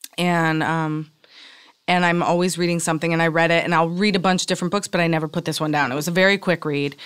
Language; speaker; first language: English; native; English